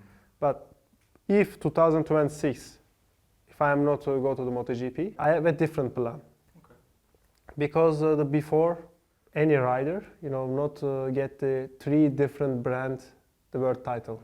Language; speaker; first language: English; non-native, learner; Turkish